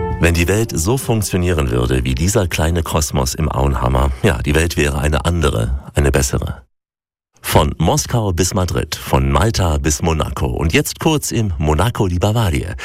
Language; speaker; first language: German; native; German